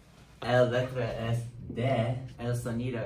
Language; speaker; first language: Spanish; non-native, learner; English